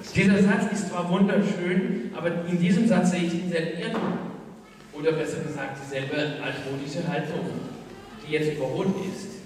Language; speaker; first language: German; non-native, fluent; French